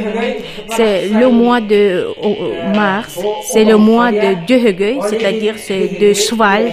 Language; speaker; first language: French; non-native, learner; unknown